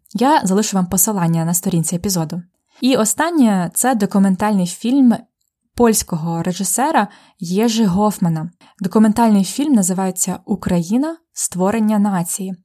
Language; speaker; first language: Ukrainian; native; Ukrainian